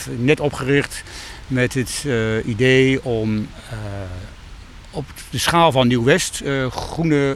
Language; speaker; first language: Dutch; native; Dutch